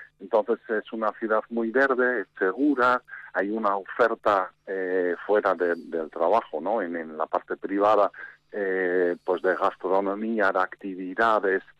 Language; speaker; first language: Spanish; non-native, fluent; Dutch